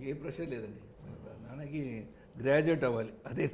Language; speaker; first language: Telugu; non-native, local second language; Tamil